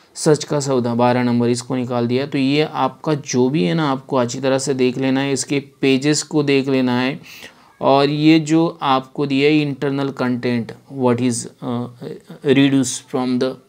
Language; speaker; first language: Hindi; non-native, local second language; Marathi